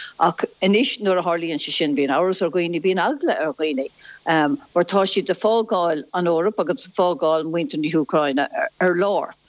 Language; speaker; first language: Irish; non-native, local second language; English